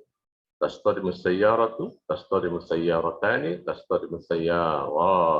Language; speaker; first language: Arabic; non-native, fluent; Indonesian